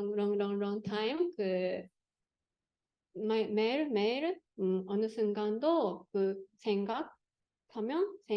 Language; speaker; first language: Korean; non-native, learner; Japanese